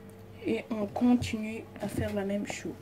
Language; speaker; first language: French; non-native, fluent; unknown